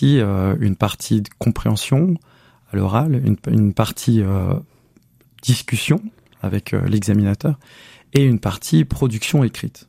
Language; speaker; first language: French; native; French